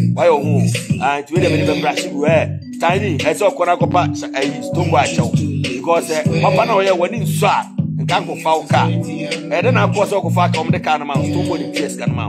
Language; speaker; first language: English; non-native, local second language; Akan